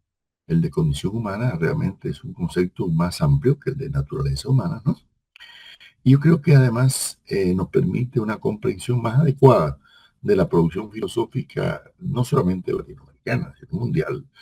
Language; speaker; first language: Spanish; native; Spanish